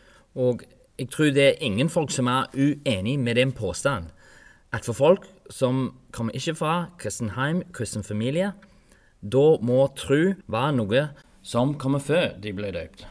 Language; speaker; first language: Norwegian; non-native, fluent; English